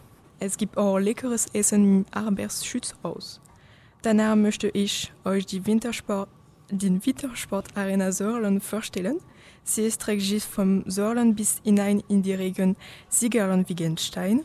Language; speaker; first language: German; non-native, learner; French